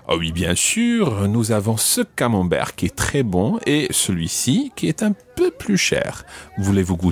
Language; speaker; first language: French; non-native, fluent; English